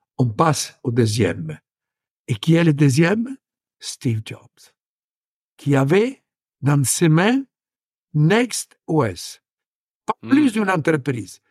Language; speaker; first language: French; non-native, fluent; Italian